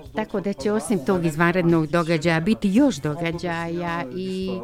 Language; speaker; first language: Bosnian; non-native, fluent; French